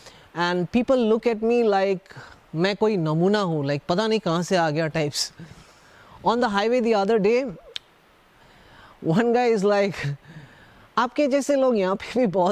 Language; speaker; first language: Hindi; non-native, local second language; Nepali